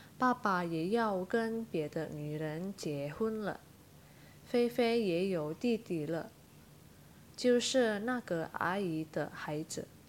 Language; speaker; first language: Chinese; non-native, fluent; Indonesian